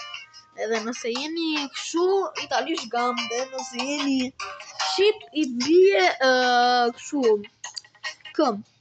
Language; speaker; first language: Albanian; early bilingual, heritage; Albanian